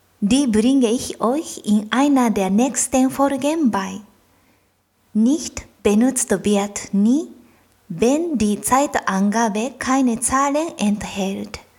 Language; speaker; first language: German; non-native, fluent; Japanese